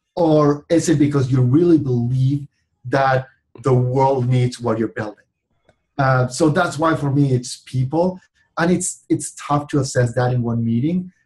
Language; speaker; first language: English; non-native, fluent; Spanish